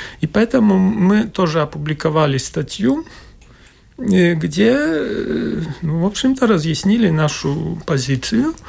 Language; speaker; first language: Russian; non-native, local second language; Latvian